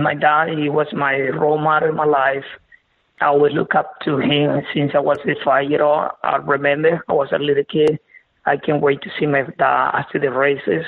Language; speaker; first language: English; non-native, learner; Spanish